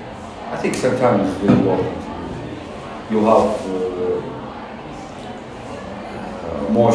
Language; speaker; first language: English; non-native, learner; Arabic